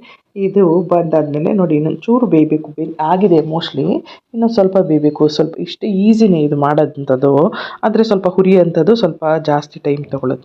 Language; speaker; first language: Kannada; native; Kannada